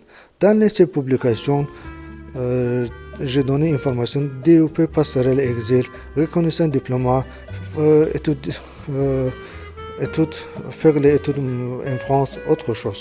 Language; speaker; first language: French; non-native, learner; Azerbaijani